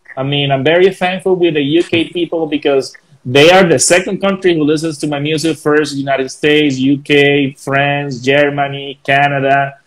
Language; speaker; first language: English; non-native, fluent; Spanish